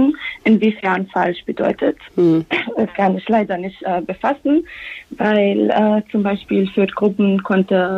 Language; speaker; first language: German; non-native, fluent; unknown